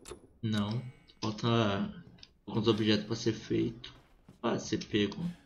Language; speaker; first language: Portuguese; native; Portuguese